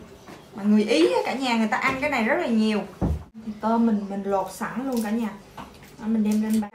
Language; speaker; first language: Vietnamese; native; Vietnamese